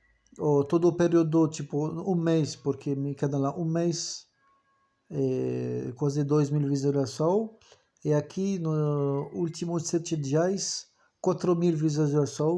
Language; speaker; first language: Portuguese; non-native, learner; French